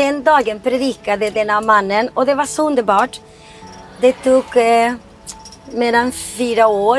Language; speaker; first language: Swedish; non-native, fluent; Spanish